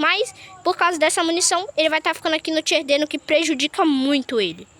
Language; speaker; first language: Portuguese; native; Portuguese